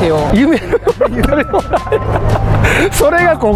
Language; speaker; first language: Japanese; native; Japanese